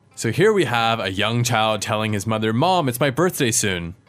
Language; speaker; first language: English; native; English